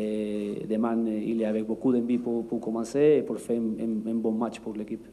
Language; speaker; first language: French; non-native, learner; Spanish